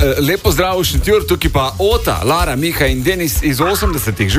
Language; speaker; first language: Slovenian; native; Slovenian